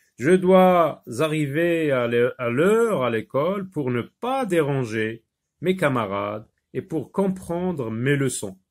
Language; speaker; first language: French; non-native, local second language; Arabic